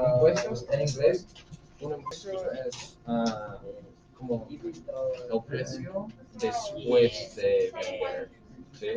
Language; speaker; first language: Spanish; non-native, fluent; English